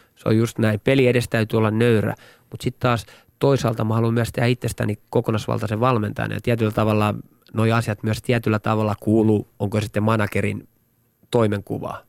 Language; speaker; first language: Finnish; native; Finnish